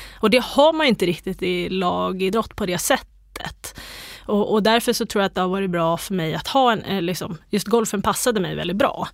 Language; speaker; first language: Swedish; native; Swedish